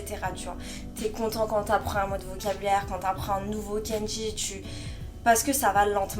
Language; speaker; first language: French; native; French